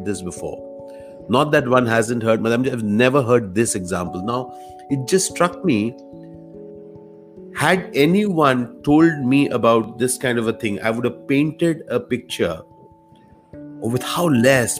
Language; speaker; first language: English; non-native, local second language; Hindi